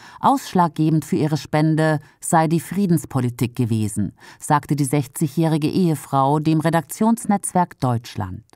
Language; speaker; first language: German; native; German